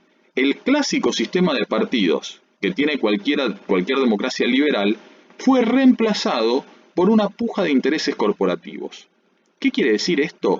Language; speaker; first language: Spanish; native; Spanish